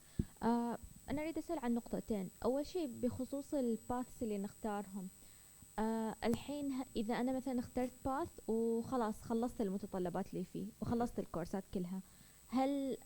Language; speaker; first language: Arabic; native; Arabic